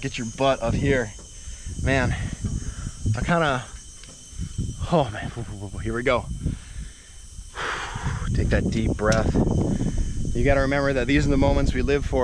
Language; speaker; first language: English; native; English